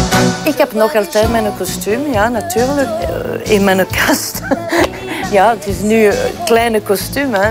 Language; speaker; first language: Dutch; non-native, local second language; French